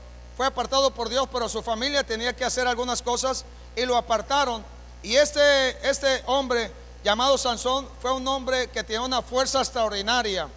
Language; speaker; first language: Spanish; native; Spanish